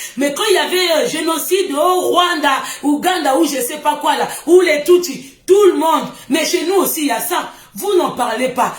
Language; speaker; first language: French; non-native, local second language; Lingala